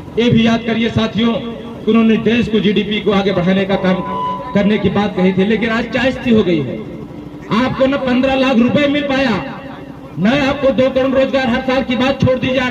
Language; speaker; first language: Hindi; native; Hindi